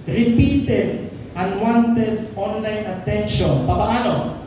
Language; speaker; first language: English; non-native, local second language; Filipino